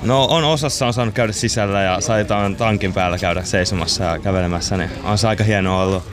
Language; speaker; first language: Finnish; native; Finnish